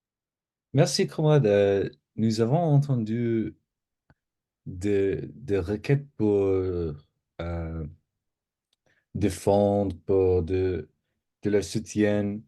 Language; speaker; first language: French; non-native, learner; English